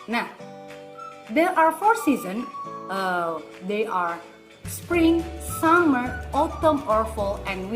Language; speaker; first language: English; non-native, fluent; Indonesian